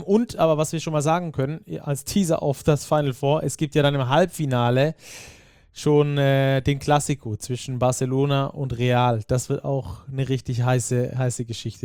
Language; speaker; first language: German; native; German